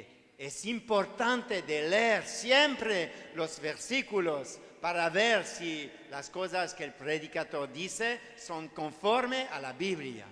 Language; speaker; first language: Spanish; non-native, learner; French